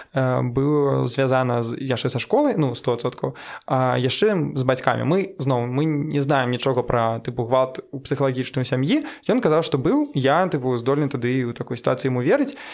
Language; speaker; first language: Belarusian; non-native, local second language; Russian